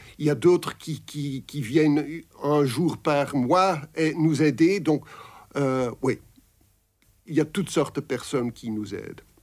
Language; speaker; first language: French; non-native, local second language; Dutch